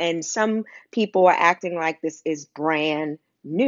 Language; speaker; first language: English; native; English